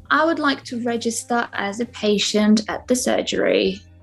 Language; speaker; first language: English; non-native, fluent; Ukrainian